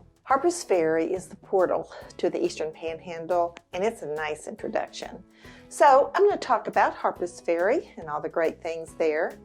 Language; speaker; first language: English; native; English